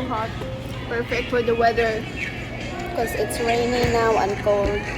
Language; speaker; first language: English; non-native, local second language; Filipino